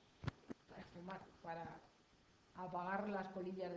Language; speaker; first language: Spanish; native; Spanish